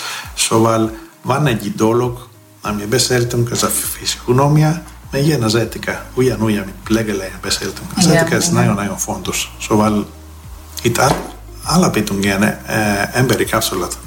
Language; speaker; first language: Hungarian; non-native, fluent; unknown